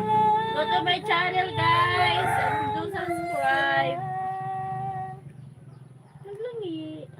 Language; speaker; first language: English; non-native, learner; Cebuano